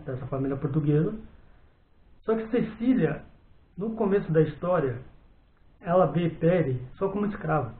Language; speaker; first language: Portuguese; native; Portuguese